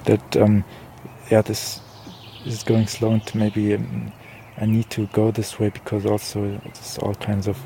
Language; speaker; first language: English; non-native, fluent; German